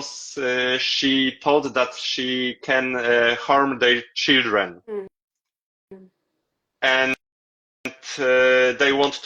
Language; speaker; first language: English; non-native, learner; Polish